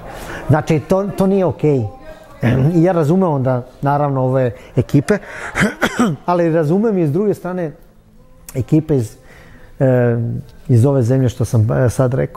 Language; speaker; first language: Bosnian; early bilingual, heritage; Bosnian